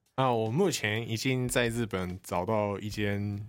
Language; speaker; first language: Chinese; non-native, fluent; Japanese